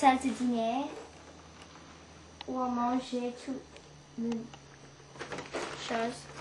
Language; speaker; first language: French; early bilingual, heritage; English